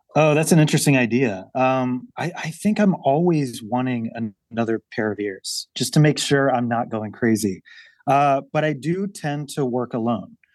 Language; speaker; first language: English; native; English